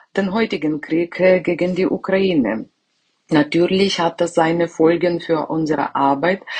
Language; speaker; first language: German; non-native, fluent; Ukrainian